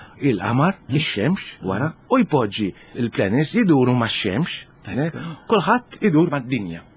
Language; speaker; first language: Maltese; early bilingual, heritage; Italian